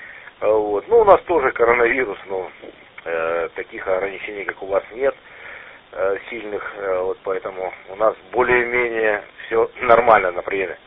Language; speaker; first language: Russian; native; Russian